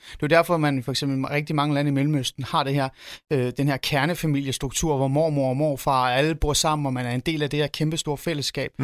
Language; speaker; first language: Danish; early bilingual, other home language; Arabic